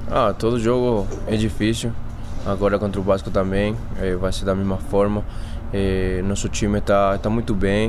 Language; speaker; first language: Portuguese; non-native, fluent; Spanish